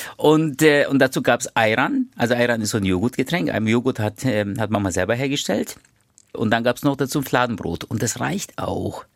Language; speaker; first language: German; early bilingual, other home language; Turkish